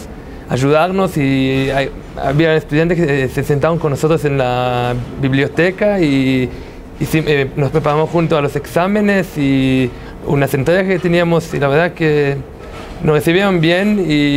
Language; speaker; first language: Spanish; non-native, fluent; Hebrew